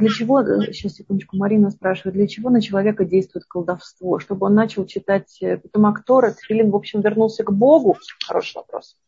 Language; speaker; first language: Russian; native; Russian